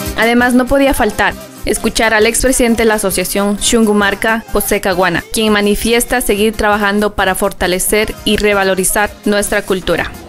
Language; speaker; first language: Spanish; non-native, local second language; Quechua